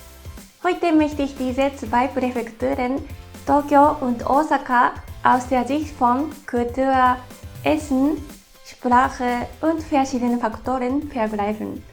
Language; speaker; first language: German; non-native, fluent; Japanese